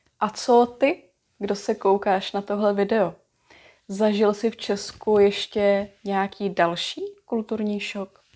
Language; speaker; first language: Czech; native; Czech